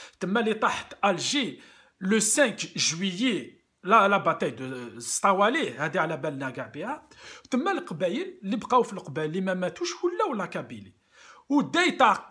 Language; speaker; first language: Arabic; non-native, local second language; Kabyle